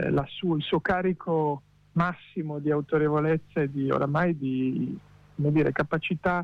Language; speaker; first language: Italian; native; Italian